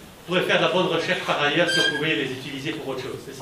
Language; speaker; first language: French; native; French